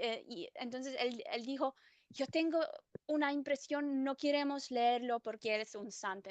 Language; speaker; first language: Spanish; non-native, fluent; German